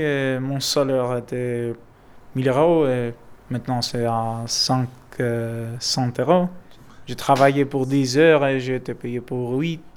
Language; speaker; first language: French; non-native, learner; Greek